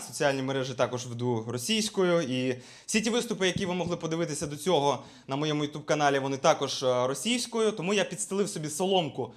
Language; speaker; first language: Ukrainian; non-native, local second language; Russian